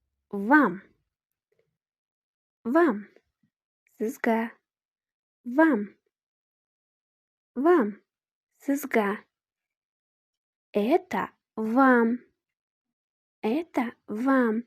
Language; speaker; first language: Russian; non-native, fluent; Uzbek